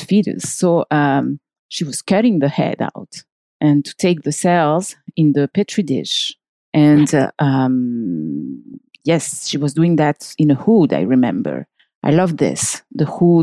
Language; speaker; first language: English; non-native, fluent; French